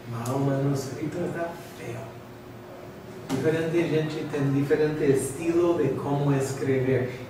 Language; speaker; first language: Portuguese; non-native, learner; English